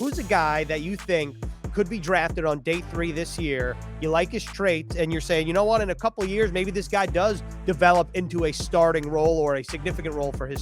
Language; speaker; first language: English; native; English